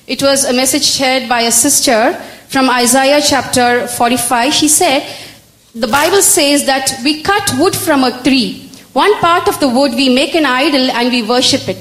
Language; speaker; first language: English; non-native, local second language; Tamil